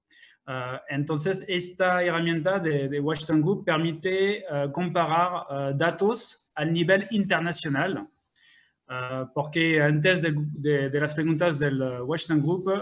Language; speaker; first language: Spanish; non-native, fluent; French